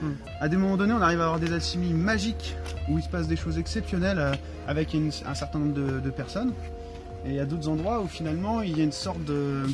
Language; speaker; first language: French; native; French